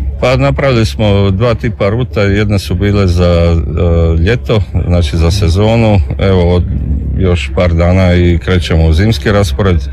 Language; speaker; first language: Croatian; native; Croatian